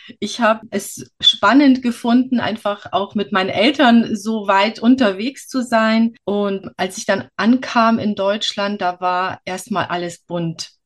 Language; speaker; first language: German; early bilingual, other home language; Polish